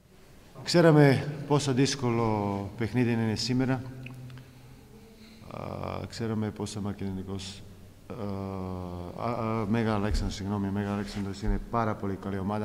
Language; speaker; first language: Greek; non-native, fluent; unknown